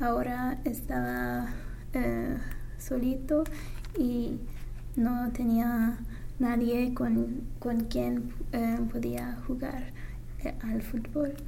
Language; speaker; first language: Spanish; non-native, learner; English